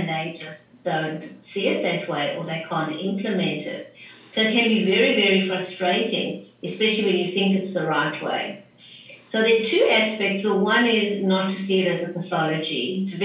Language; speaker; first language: English; native; English